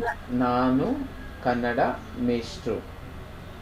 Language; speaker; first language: Kannada; non-native, fluent; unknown